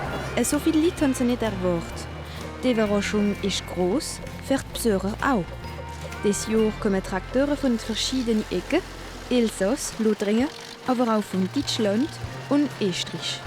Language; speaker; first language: German; non-native, local second language; French